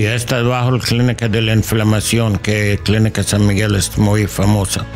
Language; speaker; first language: Spanish; non-native, learner; English